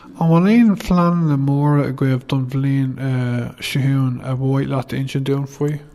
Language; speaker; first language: Irish; non-native, local second language; English